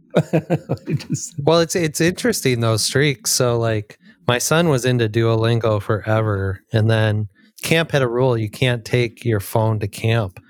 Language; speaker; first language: English; native; English